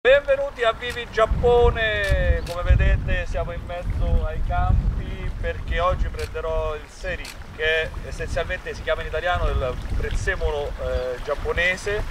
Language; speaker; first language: Italian; native; Italian